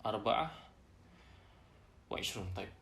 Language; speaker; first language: Arabic; non-native, fluent; Indonesian